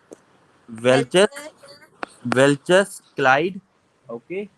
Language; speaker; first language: German; non-native, fluent; Hindi